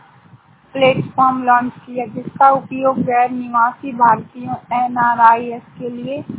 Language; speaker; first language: Hindi; native; Hindi